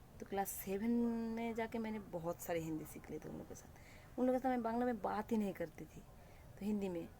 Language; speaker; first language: Hindi; non-native, local second language; Bangla